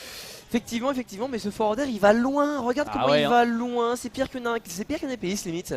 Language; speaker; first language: French; native; French